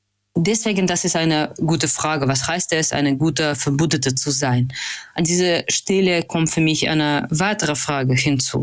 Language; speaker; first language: German; non-native, fluent; Russian